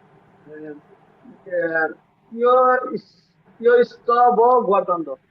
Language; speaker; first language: Italian; non-native, learner; Bangla